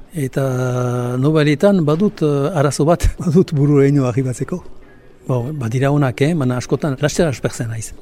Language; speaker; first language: Basque; native; Basque